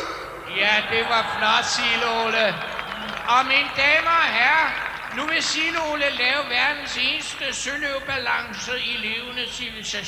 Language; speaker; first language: Danish; native; Danish